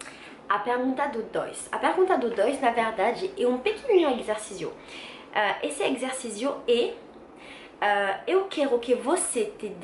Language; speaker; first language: Portuguese; non-native, learner; French